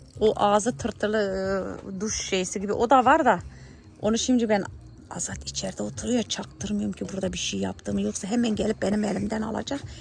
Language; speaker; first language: Turkish; early bilingual, heritage; Turkish